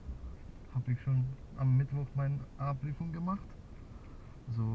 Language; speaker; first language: German; non-native, learner; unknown